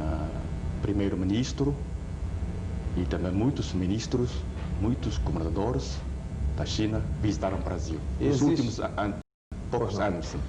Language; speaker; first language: Portuguese; non-native, fluent; Chinese